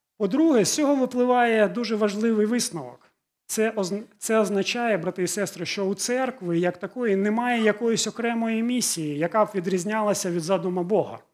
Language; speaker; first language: Ukrainian; non-native, local second language; Russian